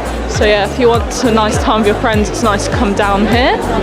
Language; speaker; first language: English; native; English